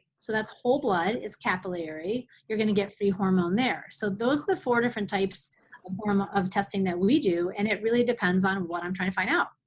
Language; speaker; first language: English; native; English